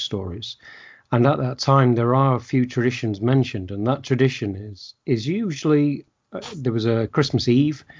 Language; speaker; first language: English; native; English